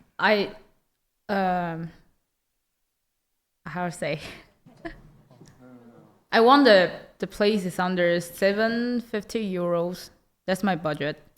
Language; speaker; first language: English; non-native, learner; Chinese